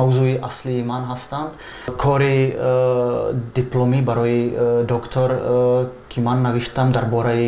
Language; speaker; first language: Persian; non-native, fluent; Slovak